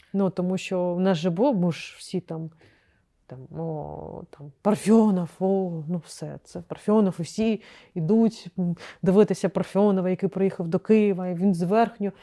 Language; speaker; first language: Ukrainian; non-native, local second language; Crimean Tatar